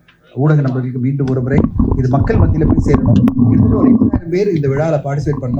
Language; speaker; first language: Tamil; native; Tamil